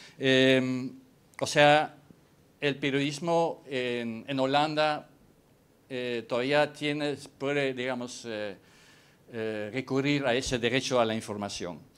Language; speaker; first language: Spanish; non-native, fluent; Dutch